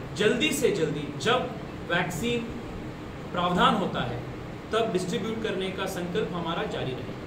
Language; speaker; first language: Hindi; non-native, local second language; Kannada